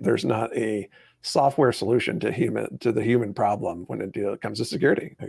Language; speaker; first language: English; native; English